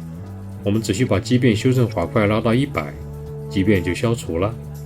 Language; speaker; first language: Chinese; native; Chinese